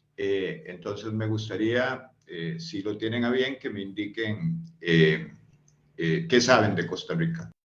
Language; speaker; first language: Spanish; native; Spanish